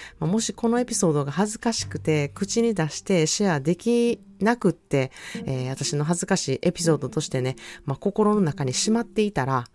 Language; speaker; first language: Japanese; native; Japanese